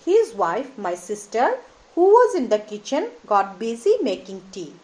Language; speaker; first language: English; non-native, local second language; Assamese